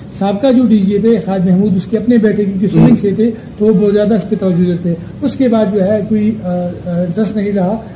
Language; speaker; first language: Urdu; non-native, local second language; Pashto